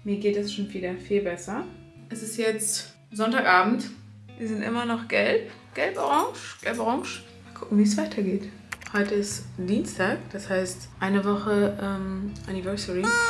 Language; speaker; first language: German; native; German